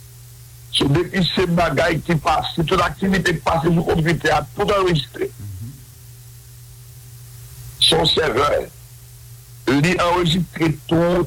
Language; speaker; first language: French; non-native, local second language; Haitian Creole